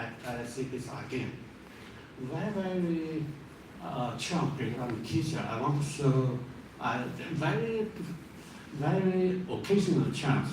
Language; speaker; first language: English; non-native, learner; Chinese